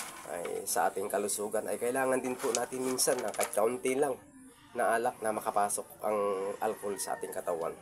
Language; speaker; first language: Filipino; native; Filipino